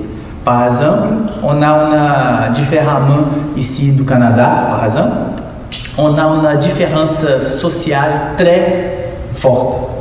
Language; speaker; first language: French; non-native, fluent; Portuguese